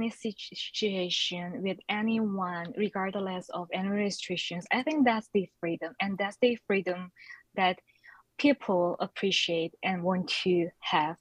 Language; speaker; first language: English; non-native, fluent; Korean